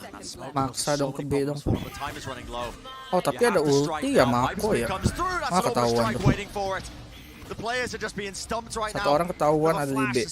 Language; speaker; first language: Indonesian; native; Indonesian